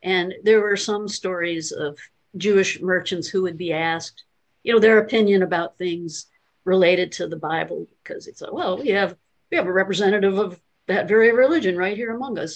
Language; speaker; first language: English; native; English